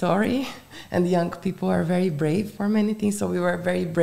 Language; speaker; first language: English; non-native, fluent; Portuguese